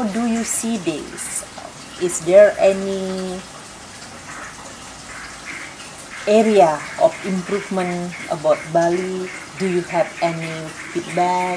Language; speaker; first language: English; non-native, local second language; Indonesian